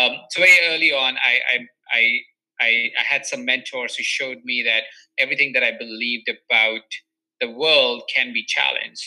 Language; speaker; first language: English; non-native, local second language; Hindi